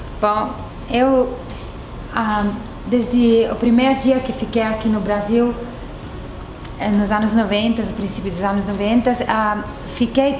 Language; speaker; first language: Portuguese; non-native, fluent; Italian